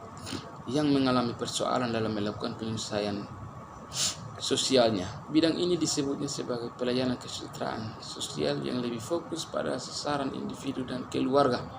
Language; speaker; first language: Indonesian; native; Indonesian